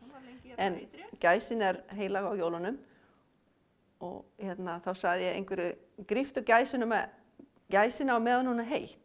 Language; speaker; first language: Icelandic; non-native, fluent; Afrikaans